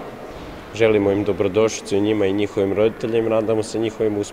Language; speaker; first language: Croatian; native; Croatian